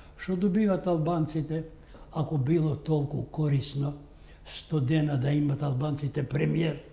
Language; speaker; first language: Macedonian; non-native, local second language; Albanian